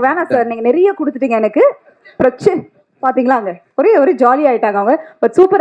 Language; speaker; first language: Tamil; native; Tamil